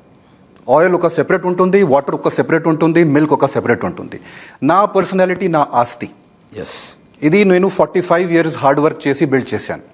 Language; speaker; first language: Telugu; non-native, fluent; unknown